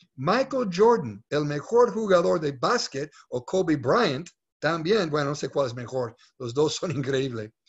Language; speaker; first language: Spanish; non-native, fluent; English